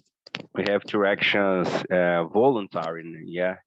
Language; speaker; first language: English; non-native, learner; Portuguese